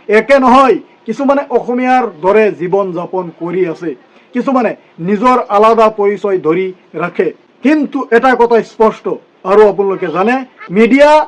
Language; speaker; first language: Assamese; non-native, local second language; Bangla